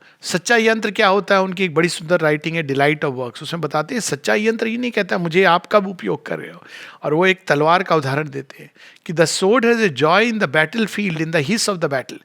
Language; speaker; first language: Hindi; native; Hindi